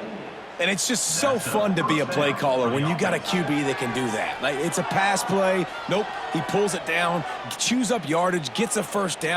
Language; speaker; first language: English; native; English